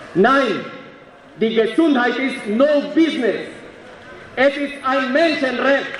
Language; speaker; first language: German; non-native, learner; Spanish